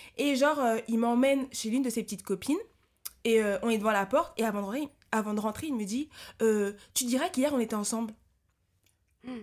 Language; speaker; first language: French; early bilingual, other home language; Lingala